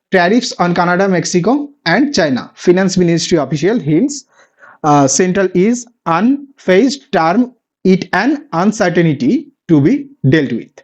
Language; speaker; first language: English; non-native, local second language; Bangla